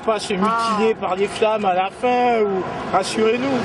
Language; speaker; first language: French; native; French